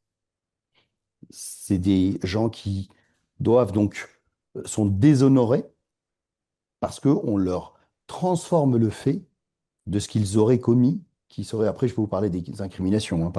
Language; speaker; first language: French; non-native, fluent; Persian